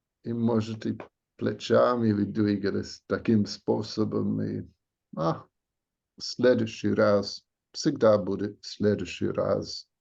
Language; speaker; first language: Russian; non-native, fluent; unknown